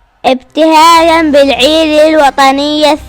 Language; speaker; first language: Arabic; native; Arabic